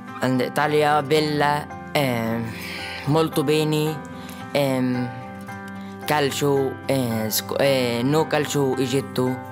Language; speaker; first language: Italian; non-native, learner; Arabic